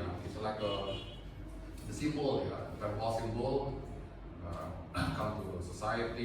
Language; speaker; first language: English; non-native, fluent; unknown